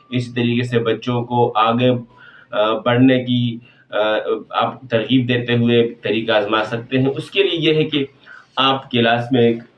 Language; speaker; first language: Urdu; non-native, local second language; Pashto